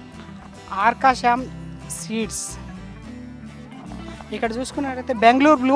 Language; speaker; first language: Telugu; native; Telugu